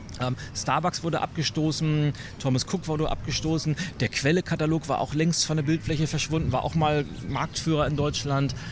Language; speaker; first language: German; native; German